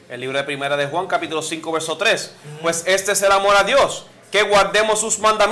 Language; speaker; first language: Spanish; native; Spanish